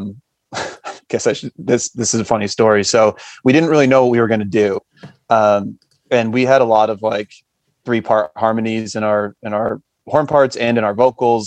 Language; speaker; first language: English; native; English